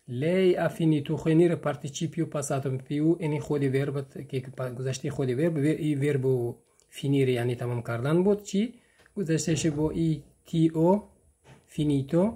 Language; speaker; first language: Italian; non-native, fluent; Persian